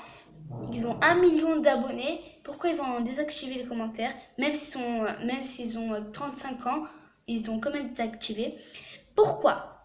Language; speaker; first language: French; native; French